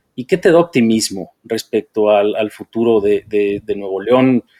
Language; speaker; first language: Spanish; native; Spanish